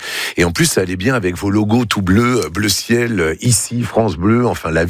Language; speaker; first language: French; native; French